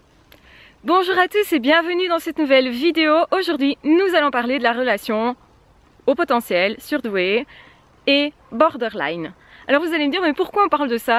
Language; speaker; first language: French; native; French